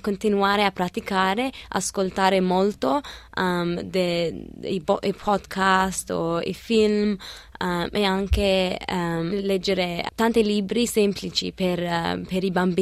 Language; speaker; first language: Italian; non-native, learner; Arabic